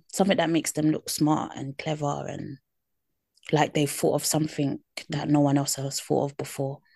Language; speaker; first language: English; native; English